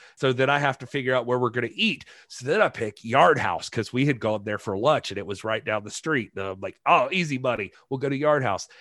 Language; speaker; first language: English; native; English